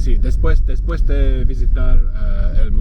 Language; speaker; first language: Spanish; non-native, learner; English